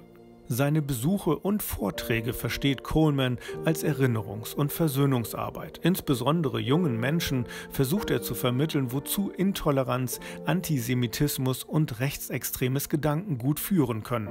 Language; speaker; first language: German; native; German